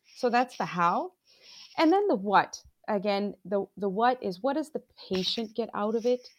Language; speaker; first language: English; non-native, local second language; Bangla